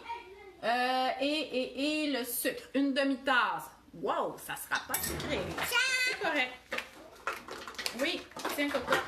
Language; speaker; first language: French; native; French